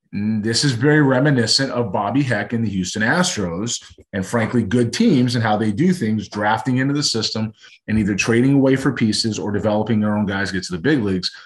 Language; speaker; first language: English; native; English